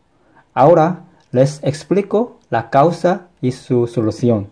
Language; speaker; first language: Spanish; non-native, fluent; Korean